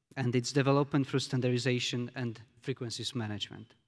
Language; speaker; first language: English; non-native, fluent; Polish